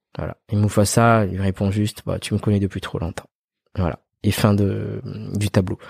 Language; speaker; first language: French; early bilingual, other home language; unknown